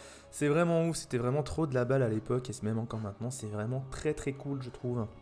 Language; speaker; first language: French; native; French